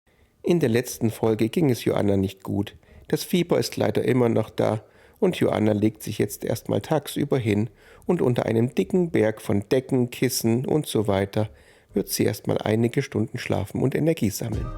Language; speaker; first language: German; native; German